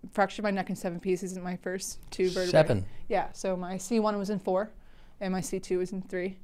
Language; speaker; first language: English; native; English